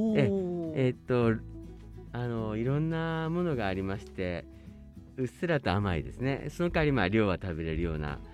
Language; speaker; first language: Japanese; native; Japanese